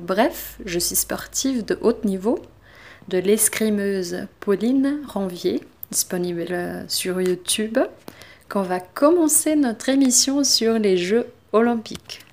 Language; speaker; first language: French; non-native, fluent; Portuguese